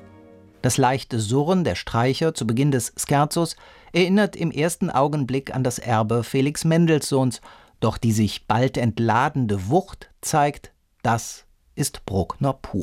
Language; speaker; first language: German; native; German